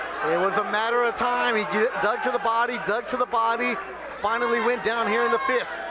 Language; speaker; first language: English; early bilingual, other home language; Spanish